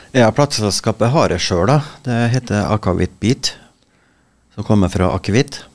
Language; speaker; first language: Norwegian; native; Norwegian